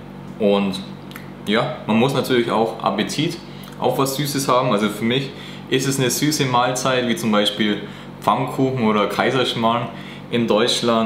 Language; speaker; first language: German; native; German